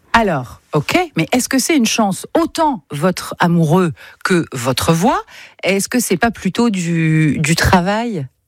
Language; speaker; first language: French; native; French